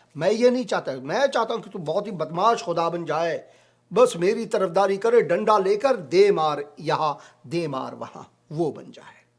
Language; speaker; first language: Urdu; non-native, local second language; Hazaragi